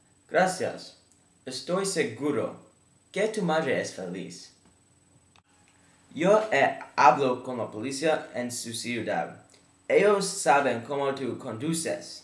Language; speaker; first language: Spanish; non-native, learner; English